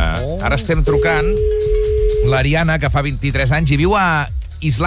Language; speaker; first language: Catalan; native; Catalan